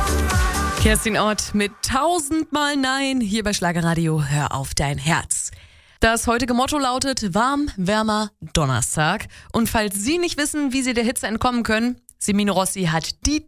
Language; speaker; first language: German; native; German